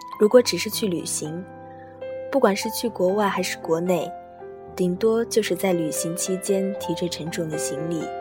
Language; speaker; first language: Chinese; native; Chinese